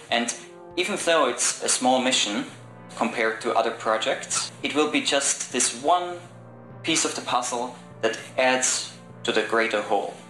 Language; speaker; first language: English; non-native, fluent; German